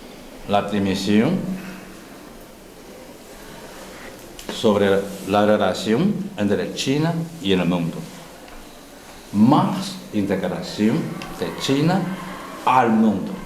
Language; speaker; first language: Spanish; non-native, learner; Chinese